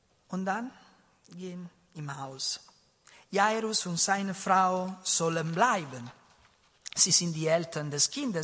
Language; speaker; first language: German; non-native, learner; Italian